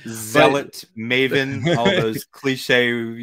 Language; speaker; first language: English; native; English